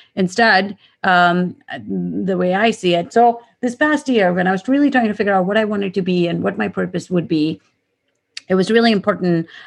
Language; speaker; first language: English; non-native, local second language; Gujarati